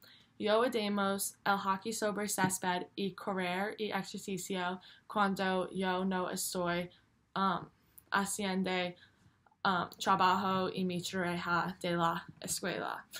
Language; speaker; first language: Spanish; non-native, learner; English